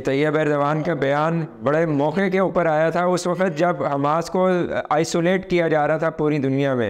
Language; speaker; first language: Urdu; native; Urdu